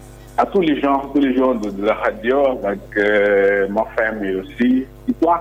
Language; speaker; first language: French; non-native, learner; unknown